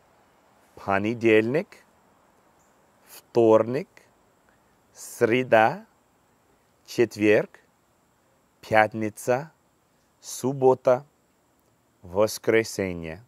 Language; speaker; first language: Russian; non-native, fluent; English